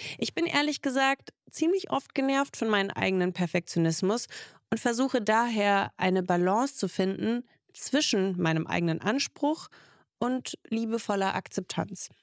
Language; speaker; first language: German; early bilingual, other home language; Russian